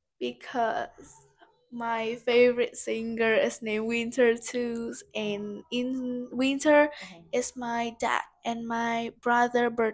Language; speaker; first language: English; non-native, learner; Vietnamese